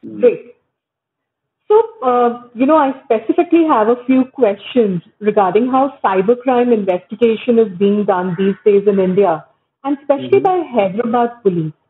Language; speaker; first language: English; non-native, local second language; Hindi